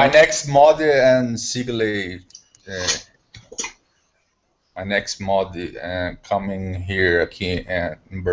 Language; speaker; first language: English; non-native, learner; Portuguese